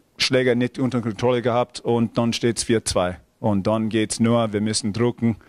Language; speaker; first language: German; non-native, fluent; English